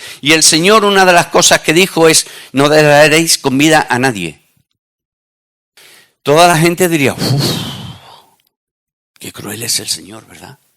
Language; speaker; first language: Spanish; native; Spanish